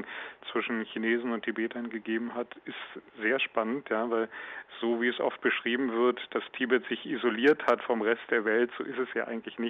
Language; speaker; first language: German; native; German